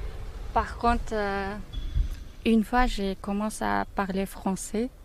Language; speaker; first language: French; non-native, learner; Mongolian